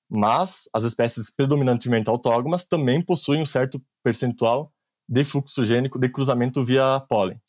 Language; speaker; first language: Portuguese; native; Portuguese